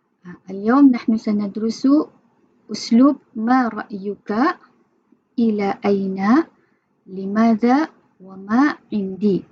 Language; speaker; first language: Arabic; non-native, fluent; Malay